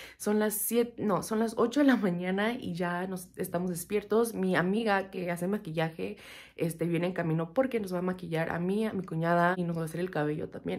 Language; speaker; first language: Spanish; early bilingual, heritage; Spanish